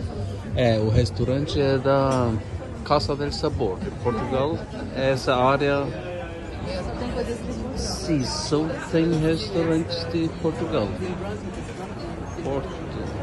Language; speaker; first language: Portuguese; non-native, fluent; Norwegian